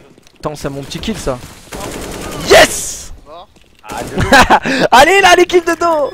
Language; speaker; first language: French; native; French